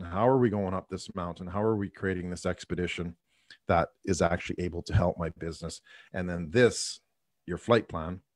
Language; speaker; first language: English; native; English